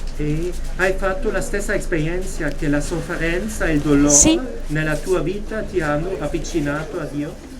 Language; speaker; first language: Italian; non-native, fluent; German